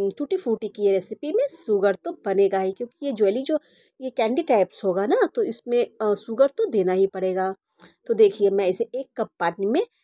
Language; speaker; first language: Hindi; non-native, local second language; Bangla